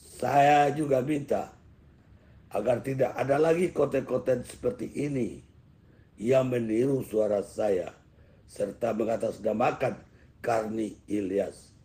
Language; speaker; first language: Indonesian; non-native, local second language; Minangkabau